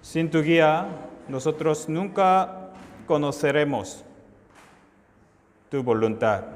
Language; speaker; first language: Spanish; non-native, fluent; Korean